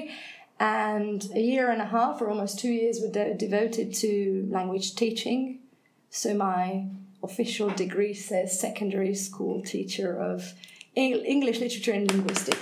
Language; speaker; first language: English; non-native, fluent; Hungarian